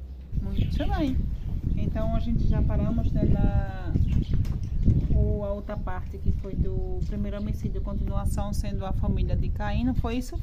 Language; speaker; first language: Portuguese; native; Portuguese